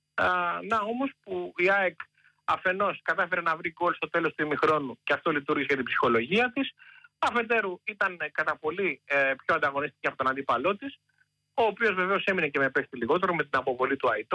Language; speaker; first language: Greek; native; Greek